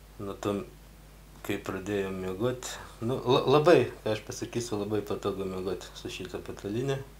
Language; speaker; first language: Lithuanian; non-native, local second language; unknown